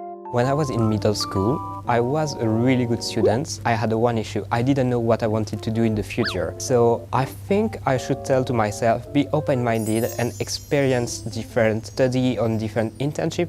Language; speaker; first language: English; non-native, fluent; French